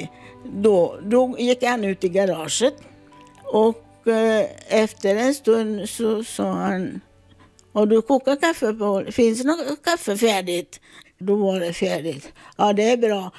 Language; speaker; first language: Swedish; non-native, fluent; Italian